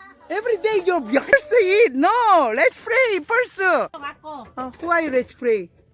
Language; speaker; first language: English; non-native, learner; Korean